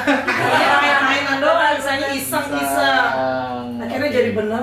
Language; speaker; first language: Indonesian; native; Indonesian